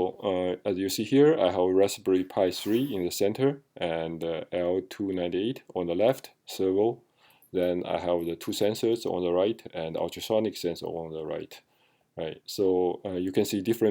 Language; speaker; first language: English; non-native, fluent; Chinese